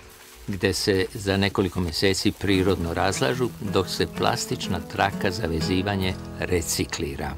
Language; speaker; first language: Serbian; native; Serbian